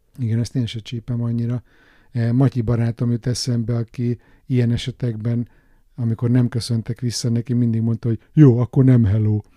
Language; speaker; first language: Hungarian; native; Hungarian